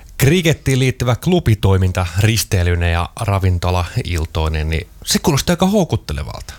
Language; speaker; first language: Finnish; native; Finnish